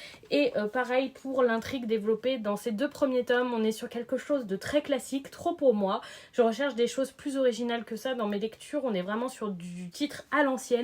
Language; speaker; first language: French; native; French